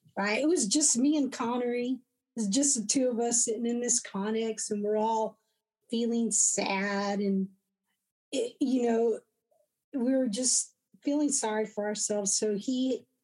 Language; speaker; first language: English; native; English